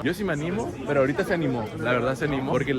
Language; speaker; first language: Spanish; native; Spanish